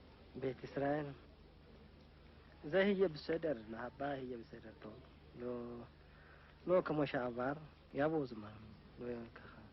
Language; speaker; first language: Hebrew; non-native, learner; Amharic